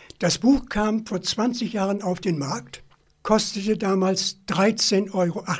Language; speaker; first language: German; native; German